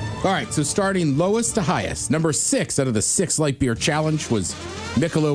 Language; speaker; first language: English; native; English